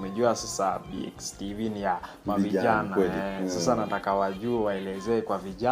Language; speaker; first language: Swahili; non-native, local second language; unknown